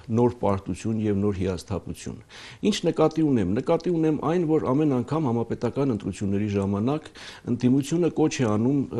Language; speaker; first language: Armenian; native; Armenian